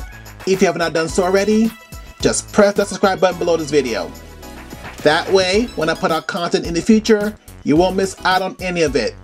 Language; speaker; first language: English; native; English